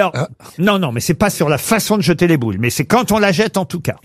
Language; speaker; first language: French; native; French